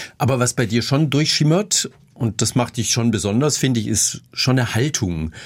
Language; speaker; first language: German; native; German